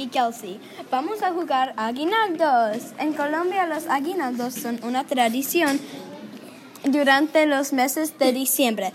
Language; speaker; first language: Spanish; non-native, learner; English